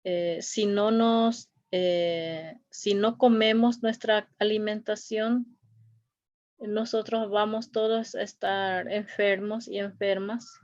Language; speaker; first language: Spanish; non-native, local second language; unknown